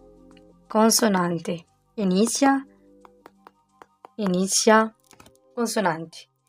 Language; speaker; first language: Italian; non-native, learner; Arabic